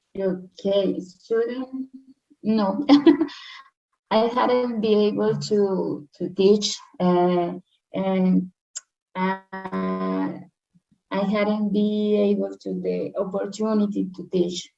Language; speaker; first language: English; non-native, learner; Spanish